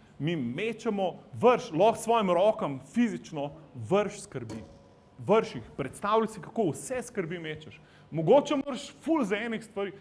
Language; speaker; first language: Slovenian; native; Slovenian